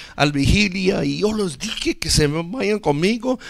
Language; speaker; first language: Spanish; non-native, fluent; English